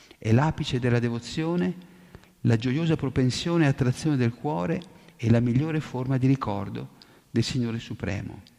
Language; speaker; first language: Italian; native; Italian